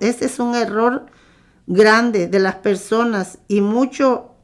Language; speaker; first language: Spanish; native; Spanish